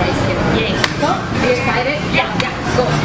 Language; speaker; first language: English; non-native, fluent; Indonesian